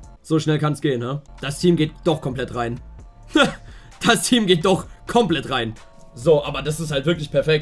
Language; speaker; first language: German; native; German